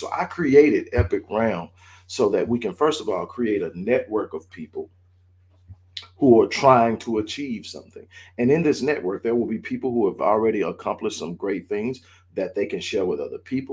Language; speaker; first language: English; native; English